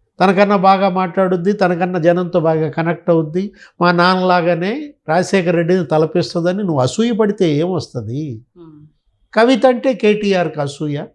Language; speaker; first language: Telugu; native; Telugu